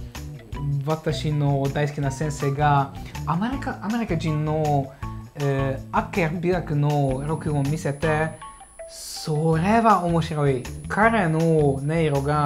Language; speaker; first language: Japanese; non-native, fluent; Hungarian